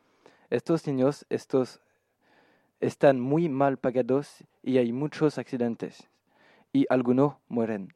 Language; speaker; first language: Spanish; non-native, learner; French